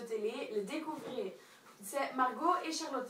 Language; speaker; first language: French; non-native, local second language; Dutch